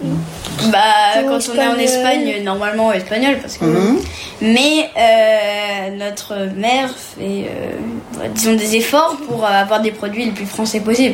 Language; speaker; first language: French; early bilingual, heritage; French